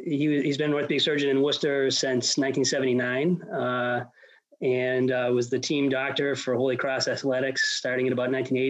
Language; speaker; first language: English; native; English